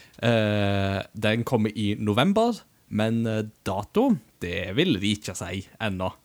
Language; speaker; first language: Norwegian; native; Norwegian